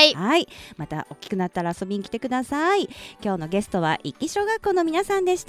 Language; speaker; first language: Japanese; native; Japanese